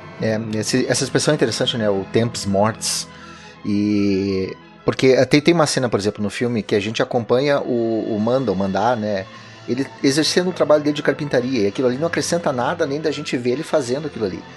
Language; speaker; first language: Portuguese; native; Portuguese